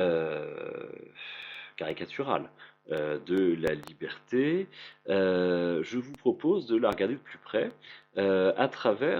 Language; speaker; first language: French; native; French